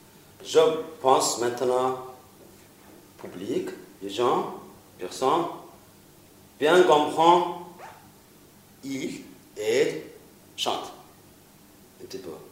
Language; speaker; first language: French; non-native, learner; Mongolian